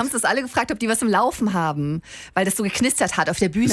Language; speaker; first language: German; native; German